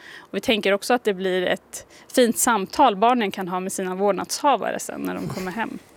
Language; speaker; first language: Swedish; native; Swedish